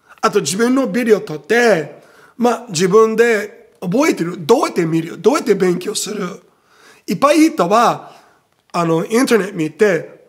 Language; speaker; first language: Japanese; non-native, fluent; Portuguese